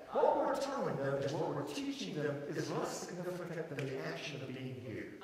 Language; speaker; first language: English; early bilingual, other home language; Korean